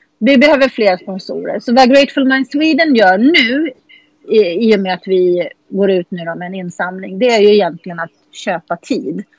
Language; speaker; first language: Swedish; native; Swedish